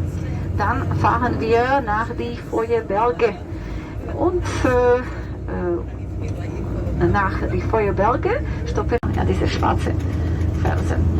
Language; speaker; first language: German; non-native, fluent; Spanish